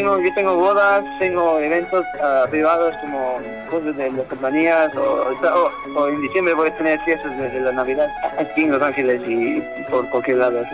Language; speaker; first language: Spanish; early bilingual, heritage; Spanish